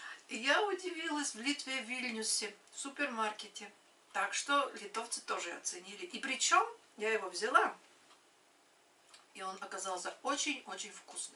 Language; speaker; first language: Russian; non-native, local second language; Latvian